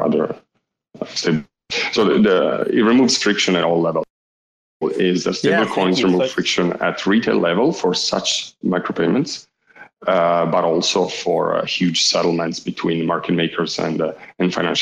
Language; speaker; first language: English; non-native, fluent; Italian